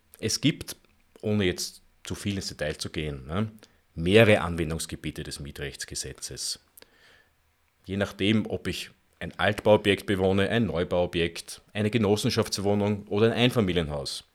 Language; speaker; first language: German; native; German